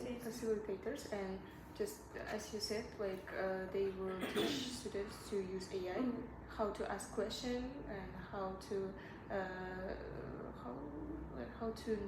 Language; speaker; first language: English; non-native, learner; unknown